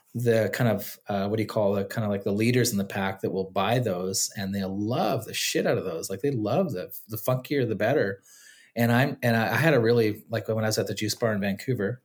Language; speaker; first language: English; native; English